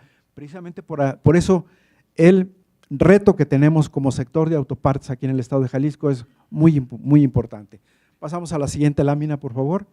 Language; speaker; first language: Spanish; native; Spanish